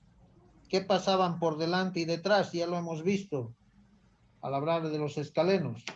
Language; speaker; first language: Spanish; native; Spanish